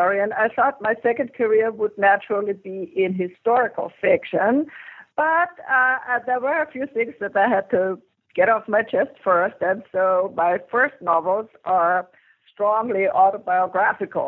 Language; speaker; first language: English; non-native, fluent; German